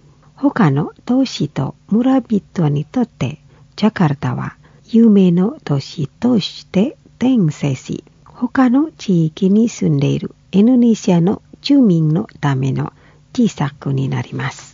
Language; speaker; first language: Japanese; non-native, fluent; Indonesian